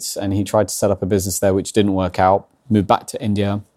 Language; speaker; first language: English; early bilingual, other home language; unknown